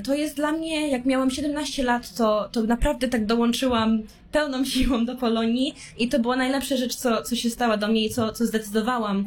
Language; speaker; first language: Polish; early bilingual, heritage; Polish